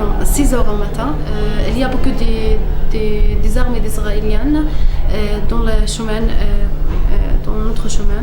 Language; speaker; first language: French; non-native, learner; Arabic